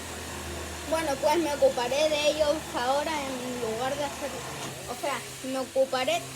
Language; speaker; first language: Spanish; native; Spanish